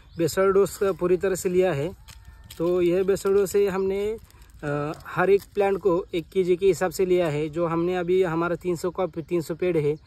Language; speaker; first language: Hindi; non-native, local second language; Marathi